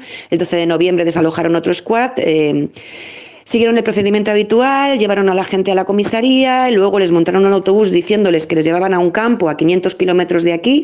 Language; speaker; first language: Spanish; native; Spanish